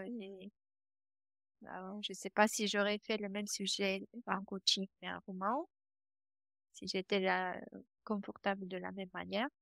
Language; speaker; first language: French; non-native, fluent; Romanian